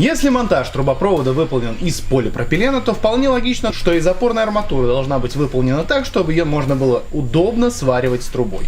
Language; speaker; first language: Russian; native; Russian